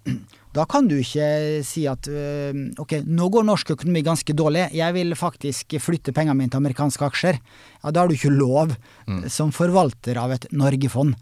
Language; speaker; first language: Norwegian; native; Norwegian